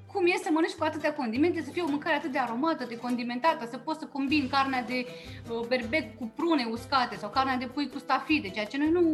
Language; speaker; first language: Romanian; native; Romanian